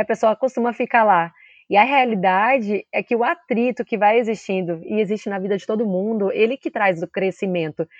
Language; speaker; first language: Portuguese; native; Portuguese